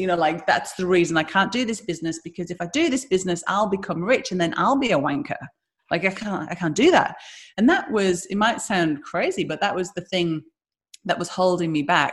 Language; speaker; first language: English; native; English